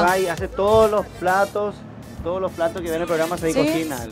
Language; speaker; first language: Spanish; native; Spanish